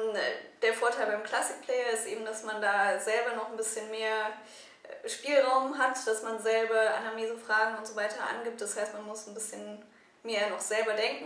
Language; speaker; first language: German; native; German